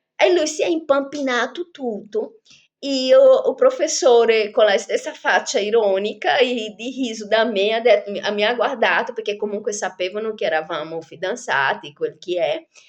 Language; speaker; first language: Italian; non-native, fluent; Portuguese